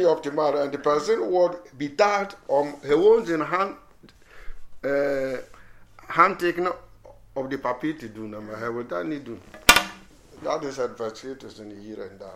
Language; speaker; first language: Dutch; non-native, learner; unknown